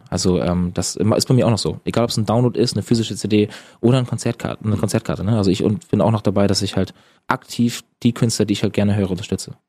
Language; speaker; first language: German; native; German